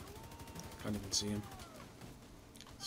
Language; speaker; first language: English; native; English